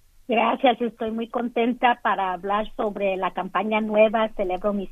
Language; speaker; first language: Spanish; early bilingual, other home language; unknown